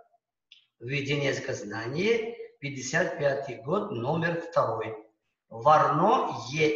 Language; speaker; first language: Russian; non-native, local second language; Uzbek